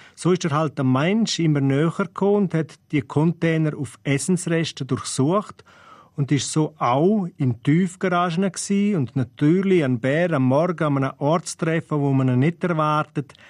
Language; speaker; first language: German; non-native, local second language; Romansh